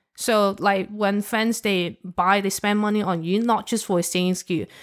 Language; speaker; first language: English; non-native, local second language; Cantonese